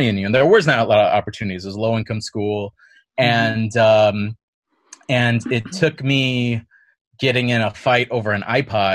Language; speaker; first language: English; native; English